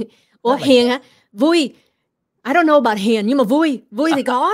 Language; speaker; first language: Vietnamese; early bilingual, other home language; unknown